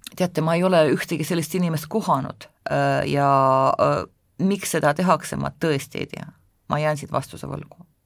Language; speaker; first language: Estonian; non-native, local second language; Russian